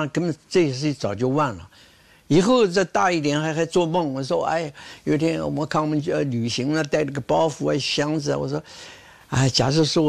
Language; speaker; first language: Chinese; native; Chinese